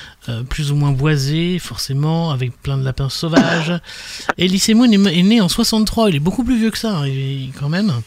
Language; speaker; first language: French; native; French